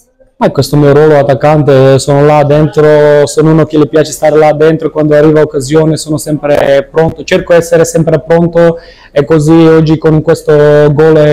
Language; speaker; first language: Italian; non-native, fluent; Macedonian